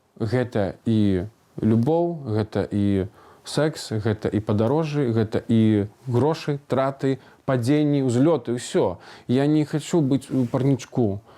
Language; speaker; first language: Belarusian; non-native, local second language; Russian